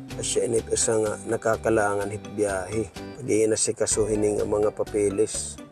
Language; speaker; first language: Filipino; non-native, local second language; Waray